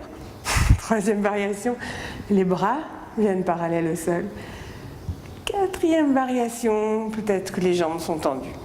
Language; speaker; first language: French; native; French